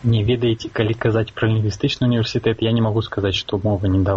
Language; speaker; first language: Belarusian; non-native, local second language; Russian